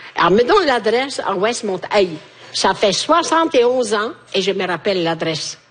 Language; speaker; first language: French; non-native, fluent; Italian